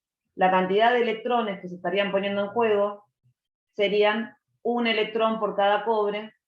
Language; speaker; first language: Spanish; native; Spanish